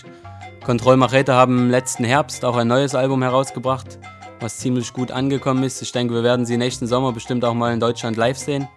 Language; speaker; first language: German; native; German